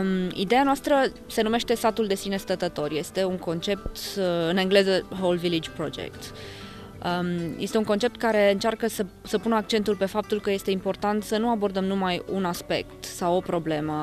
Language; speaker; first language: Romanian; native; Romanian